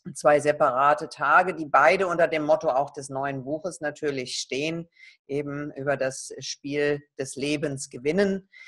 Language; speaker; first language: German; native; German